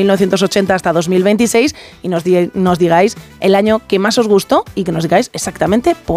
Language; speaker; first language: Spanish; native; Spanish